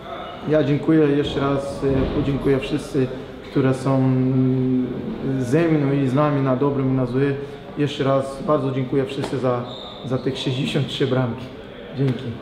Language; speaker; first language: Polish; non-native, fluent; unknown